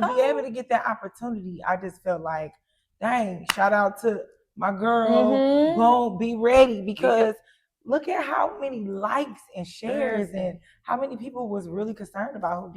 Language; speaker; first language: English; native; English